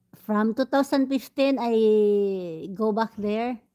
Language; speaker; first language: English; non-native, local second language; Cebuano